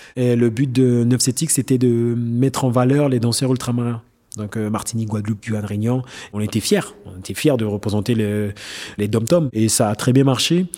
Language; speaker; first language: French; native; French